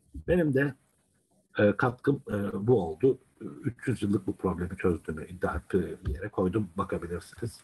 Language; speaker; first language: Turkish; native; Turkish